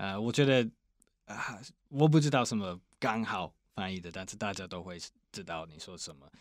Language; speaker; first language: Chinese; non-native, fluent; English